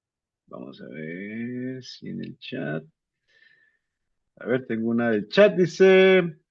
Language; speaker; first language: Spanish; native; Spanish